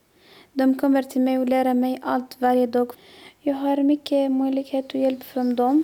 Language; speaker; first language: Swedish; non-native, learner; Arabic